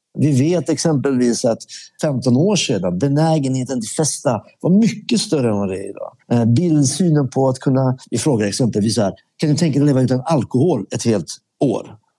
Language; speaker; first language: Swedish; early bilingual, other home language; Persian